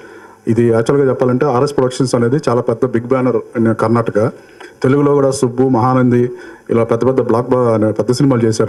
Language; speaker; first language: Telugu; native; Telugu